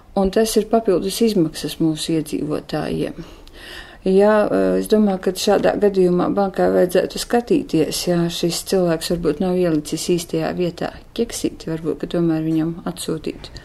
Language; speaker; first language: Latvian; native; Latvian